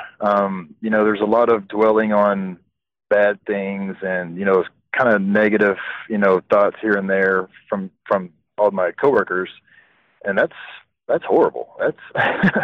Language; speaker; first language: English; native; English